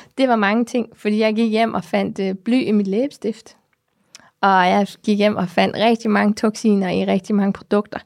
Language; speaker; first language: Danish; early bilingual, heritage; Danish